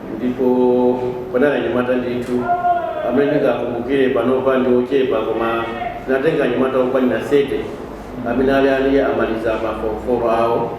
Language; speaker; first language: Nyanja; non-native, local second language; Yao